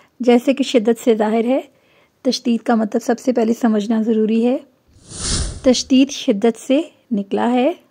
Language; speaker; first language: Urdu; native; Urdu